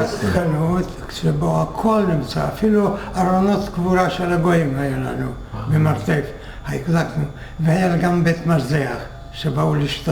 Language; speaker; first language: Hebrew; non-native, fluent; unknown